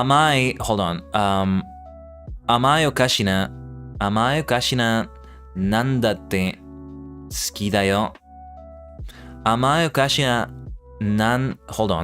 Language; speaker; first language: Japanese; non-native, learner; English